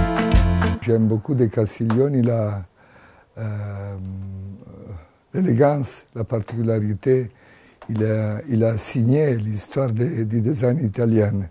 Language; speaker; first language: French; non-native, fluent; Italian